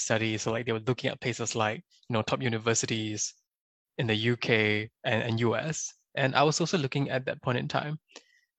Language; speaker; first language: English; native; English